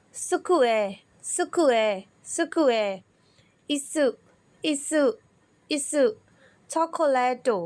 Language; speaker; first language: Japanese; non-native, fluent; Burmese